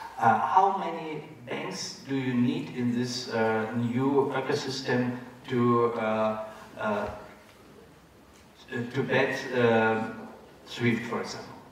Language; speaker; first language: English; non-native, fluent; German